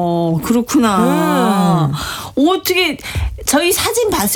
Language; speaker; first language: Korean; native; Korean